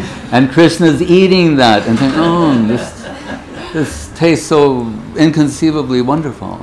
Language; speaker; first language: English; native; English